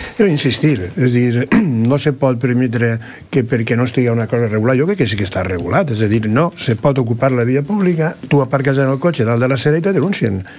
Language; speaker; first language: Catalan; native; Catalan